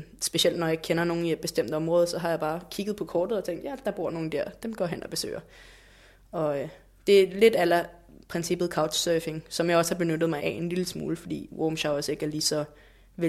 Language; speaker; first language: Danish; native; Danish